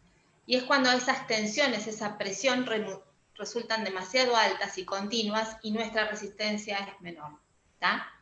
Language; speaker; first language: Spanish; native; Spanish